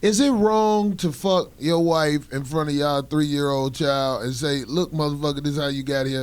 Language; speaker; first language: English; native; English